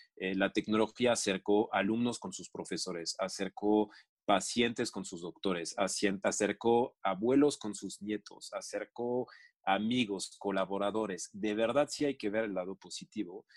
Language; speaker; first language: Spanish; non-native, fluent; French